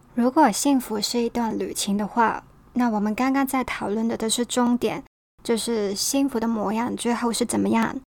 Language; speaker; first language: Chinese; non-native, local second language; Cantonese